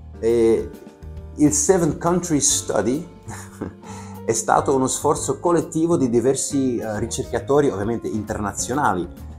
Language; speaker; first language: Italian; non-native, fluent; Latvian